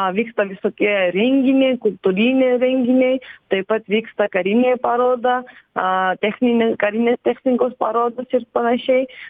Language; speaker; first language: Lithuanian; non-native, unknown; Georgian